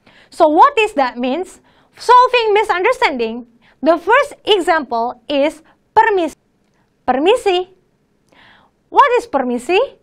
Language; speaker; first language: English; non-native, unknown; Indonesian